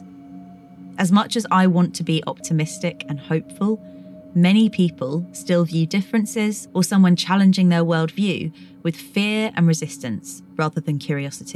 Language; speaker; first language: English; native; English